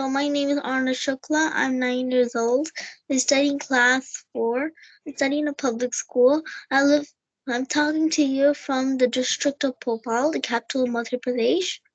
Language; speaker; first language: English; non-native, learner; Hindi